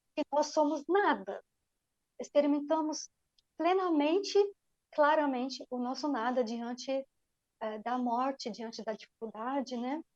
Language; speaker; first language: Portuguese; non-native, fluent; Arabic